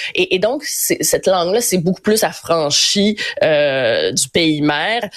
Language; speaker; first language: French; native; French